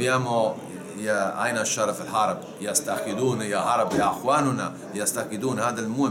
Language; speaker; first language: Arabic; non-native, learner; Italian